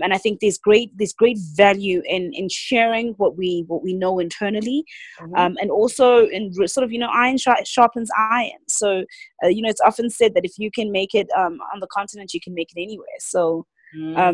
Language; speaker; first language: English; non-native, local second language; Zulu